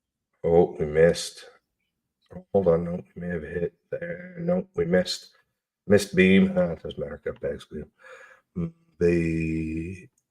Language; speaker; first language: English; native; English